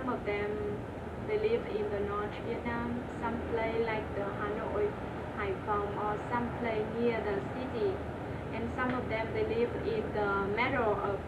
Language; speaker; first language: English; non-native, learner; Vietnamese